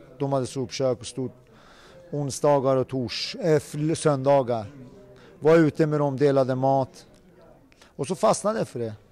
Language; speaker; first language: Swedish; early bilingual, other home language; Persian